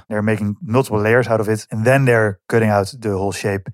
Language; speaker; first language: English; non-native, fluent; Dutch